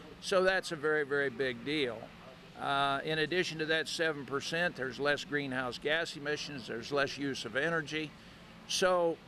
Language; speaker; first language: English; native; English